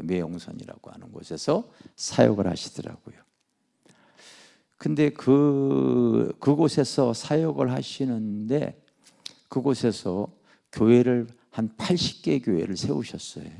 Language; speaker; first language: Korean; native; Korean